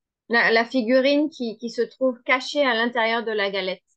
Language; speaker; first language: French; non-native, fluent; Spanish